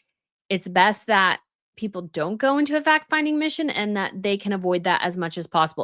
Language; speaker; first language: English; native; English